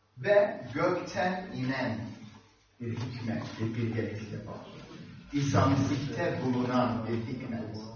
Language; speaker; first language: Turkish; non-native, fluent; English